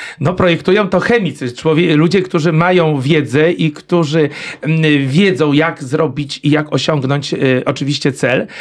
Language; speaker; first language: Polish; native; Polish